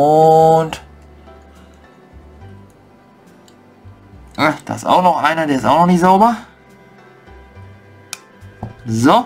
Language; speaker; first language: German; native; German